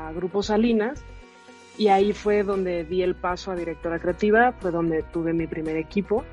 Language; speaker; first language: Spanish; native; Spanish